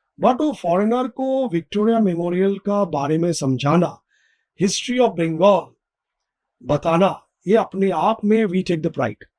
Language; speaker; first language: Hindi; non-native, local second language; Bangla